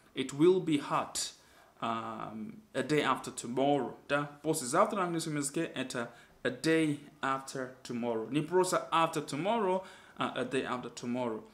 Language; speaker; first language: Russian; non-native, fluent; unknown